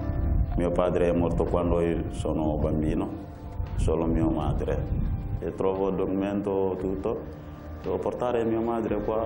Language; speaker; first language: Italian; non-native, learner; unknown